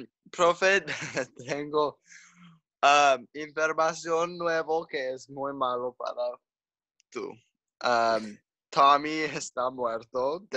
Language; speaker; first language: Spanish; non-native, learner; English